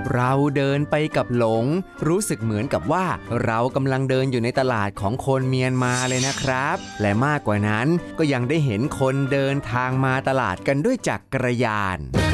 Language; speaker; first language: Thai; native; Thai